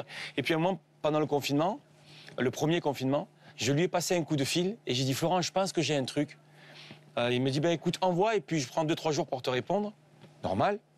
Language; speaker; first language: French; native; French